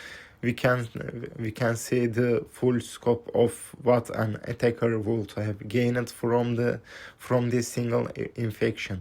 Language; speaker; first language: English; non-native, fluent; Turkish